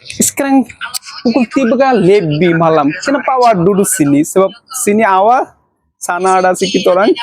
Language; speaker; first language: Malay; non-native, learner; Bangla